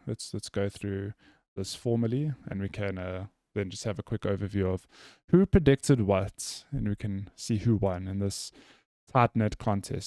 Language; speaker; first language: English; native; English